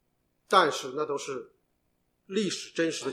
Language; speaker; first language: Chinese; native; Chinese